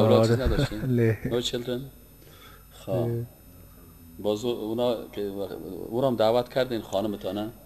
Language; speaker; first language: Persian; native; Persian